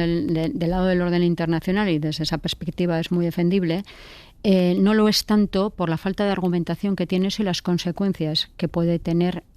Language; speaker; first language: Spanish; native; Spanish